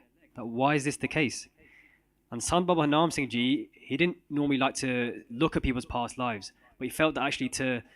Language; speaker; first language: English; non-native, local second language; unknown